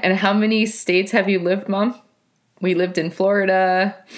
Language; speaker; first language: English; early bilingual, other home language; Spanish